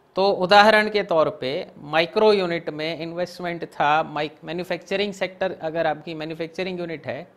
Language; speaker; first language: Hindi; non-native, local second language; Gujarati